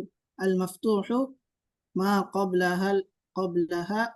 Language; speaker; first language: Arabic; non-native, learner; Indonesian